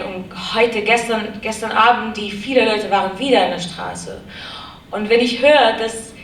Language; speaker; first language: German; non-native, learner; Kurdish